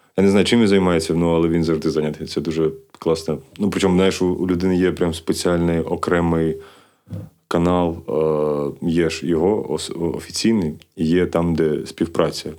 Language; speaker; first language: Ukrainian; native; Ukrainian